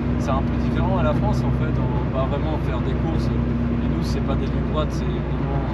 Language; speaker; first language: French; non-native, fluent; Spanish